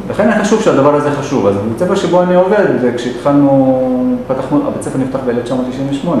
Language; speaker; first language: Hebrew; non-native, local second language; Arabic